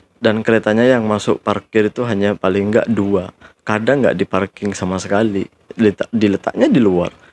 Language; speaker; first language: Indonesian; native; Indonesian